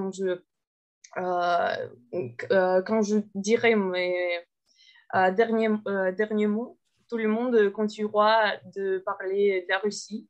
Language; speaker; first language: French; non-native, fluent; Russian